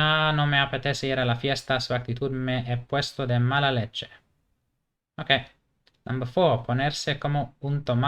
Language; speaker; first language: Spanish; non-native, fluent; English